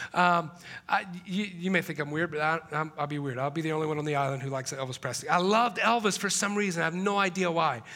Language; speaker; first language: English; native; English